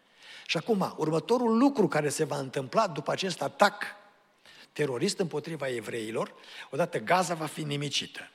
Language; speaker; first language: Romanian; native; Romanian